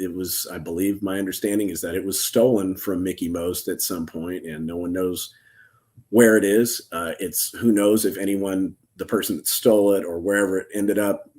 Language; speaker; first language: English; native; English